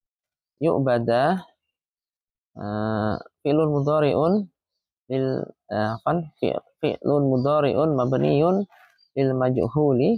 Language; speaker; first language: Arabic; non-native, fluent; Indonesian